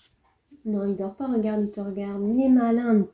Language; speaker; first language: French; native; French